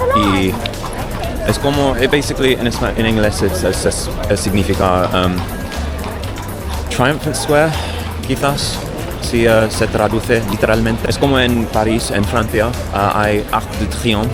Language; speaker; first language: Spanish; non-native, learner; English